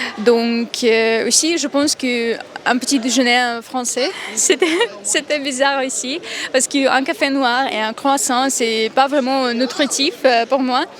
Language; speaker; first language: French; non-native, fluent; Russian